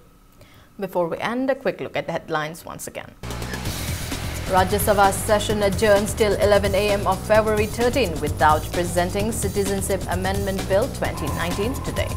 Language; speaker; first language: English; non-native, local second language; Manipuri